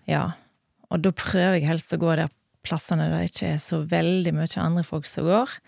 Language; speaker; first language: Norwegian; native; Norwegian